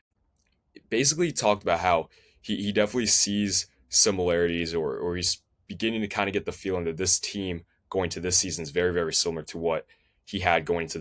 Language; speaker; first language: English; native; English